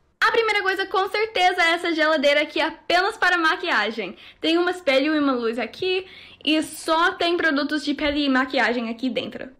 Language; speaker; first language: Portuguese; non-native, fluent; English